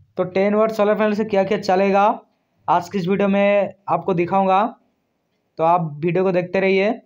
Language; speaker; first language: Hindi; native; Hindi